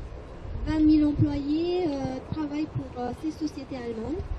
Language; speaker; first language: French; non-native, fluent; Romanian